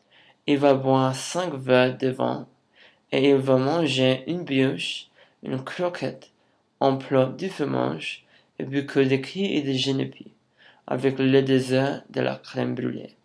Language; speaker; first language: French; non-native, learner; English